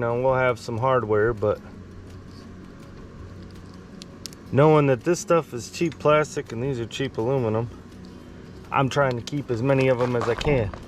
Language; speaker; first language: English; native; English